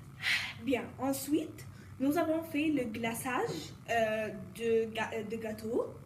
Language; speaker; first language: French; non-native, learner; English